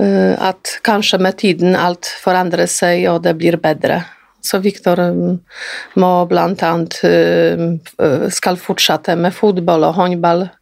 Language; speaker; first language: Norwegian; non-native, fluent; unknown